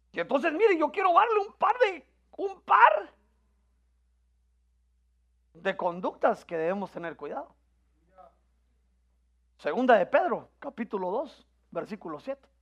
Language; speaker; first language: Spanish; native; Spanish